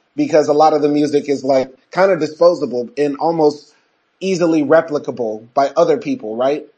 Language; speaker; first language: English; native; English